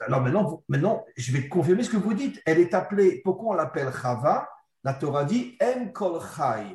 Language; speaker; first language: French; native; French